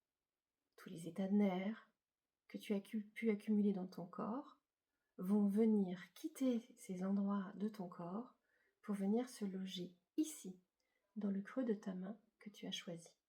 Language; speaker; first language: French; native; French